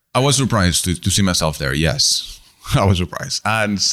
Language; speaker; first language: English; non-native, fluent; Spanish